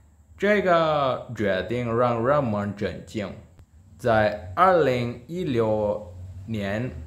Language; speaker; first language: Chinese; non-native, learner; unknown